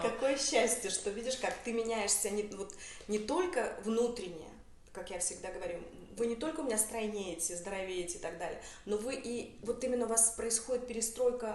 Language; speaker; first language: Russian; native; Russian